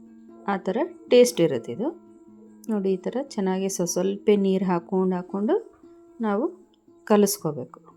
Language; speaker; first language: Kannada; native; Kannada